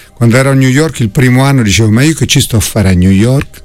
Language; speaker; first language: Italian; native; Italian